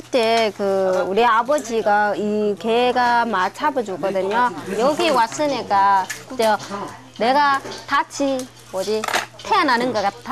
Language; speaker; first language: Korean; non-native, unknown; Vietnamese